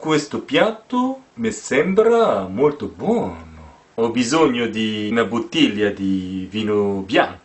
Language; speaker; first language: Italian; non-native, learner; Korean